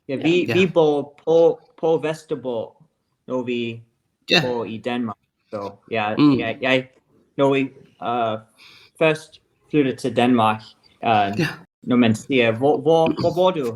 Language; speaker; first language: Danish; non-native, learner; English